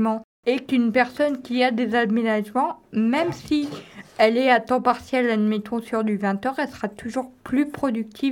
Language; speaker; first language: French; native; French